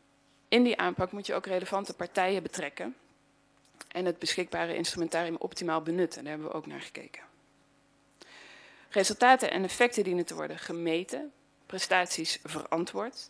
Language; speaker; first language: Dutch; native; Dutch